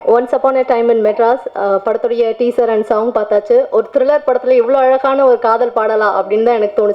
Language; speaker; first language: Tamil; native; Tamil